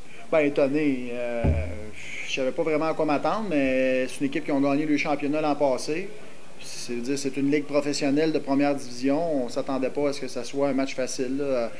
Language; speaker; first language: French; native; French